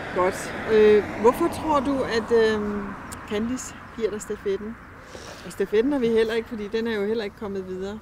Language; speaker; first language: Danish; native; Danish